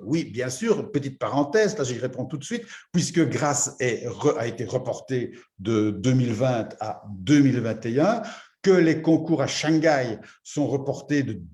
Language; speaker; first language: French; native; French